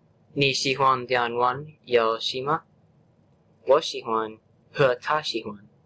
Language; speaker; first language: Chinese; non-native, learner; English